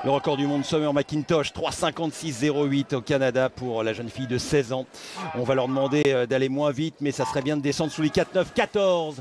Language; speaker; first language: French; native; French